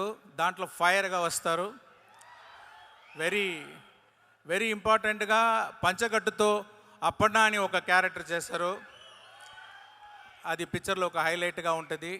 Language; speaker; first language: Telugu; non-native, learner; Tamil